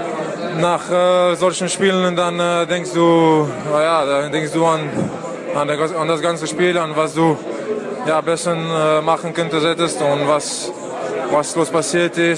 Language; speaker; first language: German; non-native, fluent; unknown